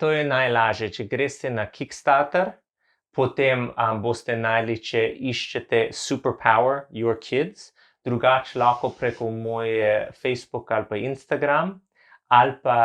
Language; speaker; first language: Slovenian; non-native, learner; English